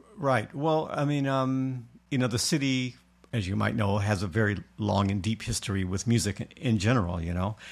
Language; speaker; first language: English; native; English